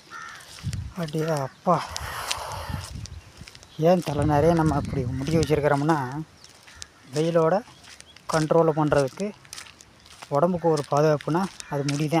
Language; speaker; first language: Tamil; native; Tamil